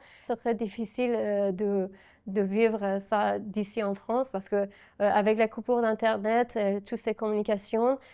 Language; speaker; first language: French; non-native, fluent; Persian